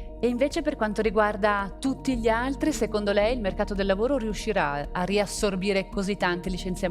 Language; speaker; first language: Italian; native; Italian